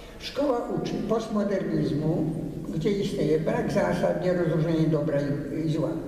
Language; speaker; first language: Polish; early bilingual, heritage; Polish